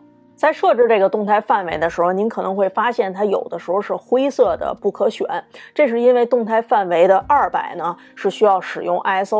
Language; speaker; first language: Chinese; native; Chinese